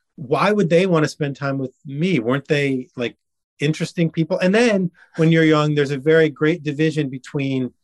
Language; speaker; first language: English; native; English